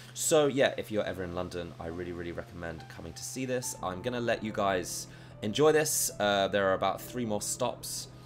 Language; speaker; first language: English; native; English